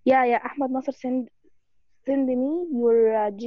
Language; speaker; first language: English; non-native, learner; Arabic